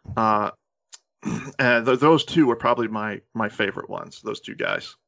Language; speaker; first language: English; early bilingual, other home language; Spanish